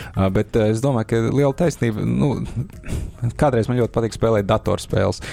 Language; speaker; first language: Latvian; native; Latvian